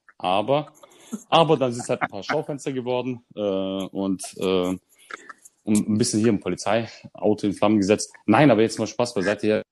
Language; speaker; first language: German; early bilingual, other home language; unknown